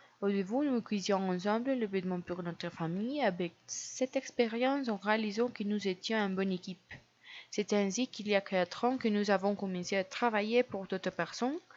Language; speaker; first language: French; non-native, learner; Spanish